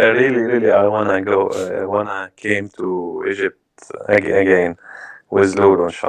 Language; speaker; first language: English; non-native, learner; Arabic